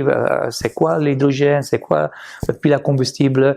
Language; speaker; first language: French; non-native, local second language; Dutch